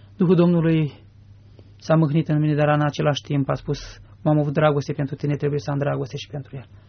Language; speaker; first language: Romanian; native; Romanian